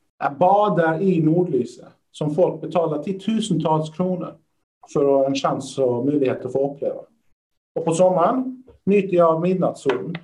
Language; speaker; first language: Swedish; early bilingual, other home language; Persian